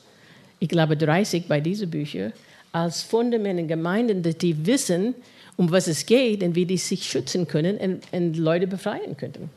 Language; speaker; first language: German; non-native, fluent; English